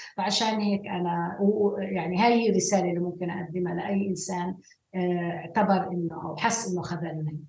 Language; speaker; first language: Arabic; native; Arabic